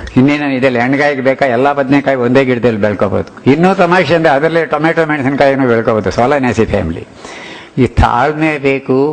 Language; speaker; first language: Kannada; non-native, local second language; Telugu